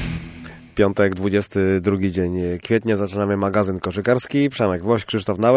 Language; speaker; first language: Polish; native; Polish